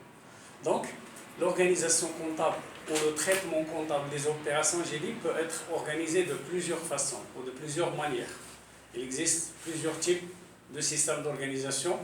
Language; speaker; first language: French; non-native, local second language; Arabic